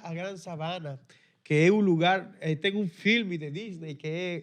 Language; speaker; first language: Portuguese; non-native, fluent; Spanish